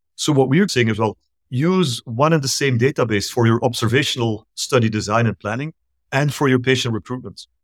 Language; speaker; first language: English; non-native, fluent; Dutch